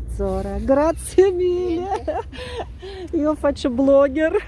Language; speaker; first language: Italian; non-native, learner; Russian